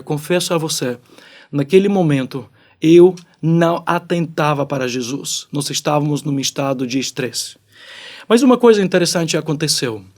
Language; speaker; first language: Portuguese; non-native, fluent; Ukrainian